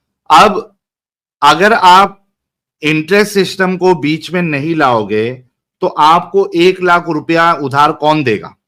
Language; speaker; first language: Hindi; native; Hindi